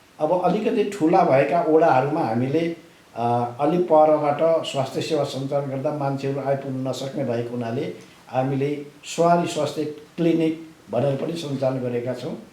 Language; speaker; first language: Nepali; native; Nepali